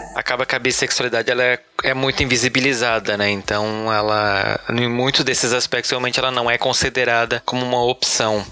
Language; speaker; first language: Portuguese; native; Portuguese